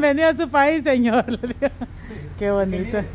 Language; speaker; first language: Spanish; native; Spanish